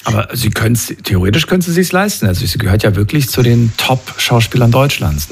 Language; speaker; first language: German; native; German